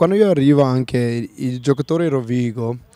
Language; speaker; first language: Italian; non-native, learner; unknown